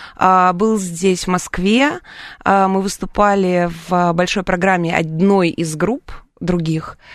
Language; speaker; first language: Russian; native; Russian